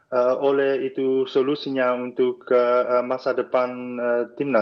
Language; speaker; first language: Indonesian; non-native, fluent; Dutch